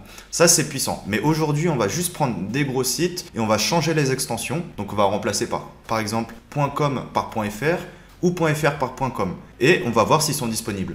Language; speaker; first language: French; native; French